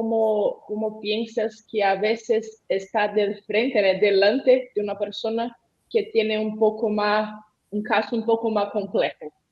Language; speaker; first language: Spanish; non-native, learner; Portuguese